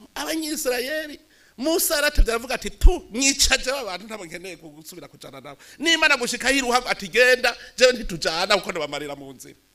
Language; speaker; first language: Rundi; native; Rundi